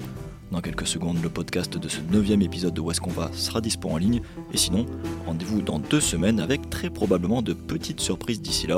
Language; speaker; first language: French; native; French